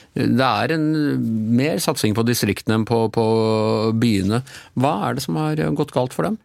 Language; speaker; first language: Norwegian; native; Norwegian